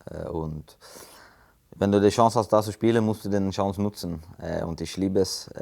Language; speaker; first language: German; non-native, fluent; Swedish